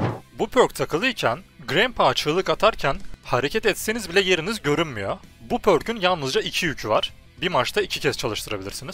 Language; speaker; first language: Turkish; native; Turkish